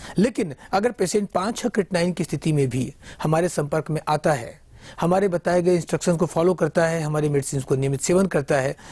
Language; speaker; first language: Hindi; native; Hindi